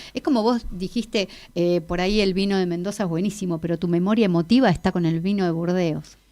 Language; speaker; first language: Spanish; native; Spanish